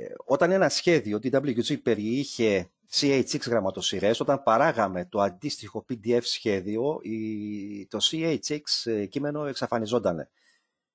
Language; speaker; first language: Greek; native; Greek